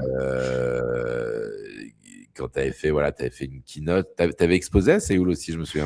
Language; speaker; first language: French; native; French